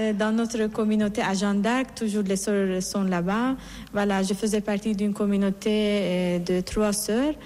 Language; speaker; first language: French; non-native, fluent; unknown